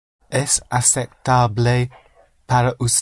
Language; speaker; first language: Spanish; non-native, learner; English